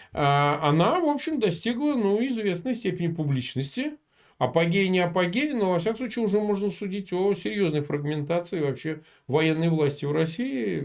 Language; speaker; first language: Russian; native; Russian